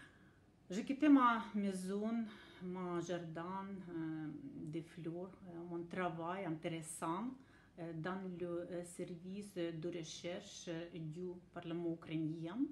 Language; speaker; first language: French; non-native, learner; Ukrainian